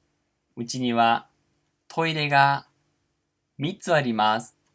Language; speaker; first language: Japanese; non-native, fluent; Portuguese